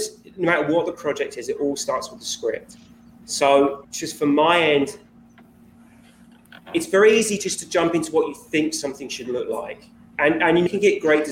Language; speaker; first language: English; native; English